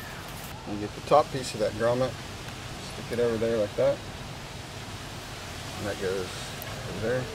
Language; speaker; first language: English; native; English